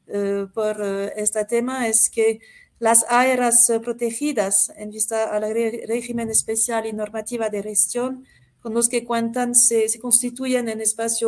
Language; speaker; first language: Spanish; non-native, fluent; French